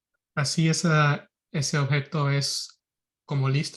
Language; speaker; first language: Spanish; early bilingual, heritage; Spanish